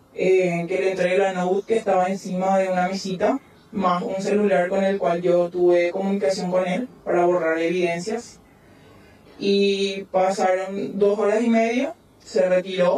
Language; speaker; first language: Spanish; native; Spanish